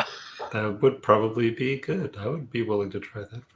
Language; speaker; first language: English; native; English